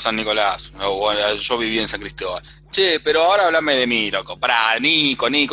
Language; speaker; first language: Spanish; native; Spanish